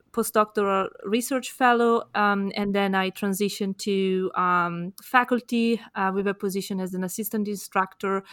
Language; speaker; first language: English; non-native, fluent; Italian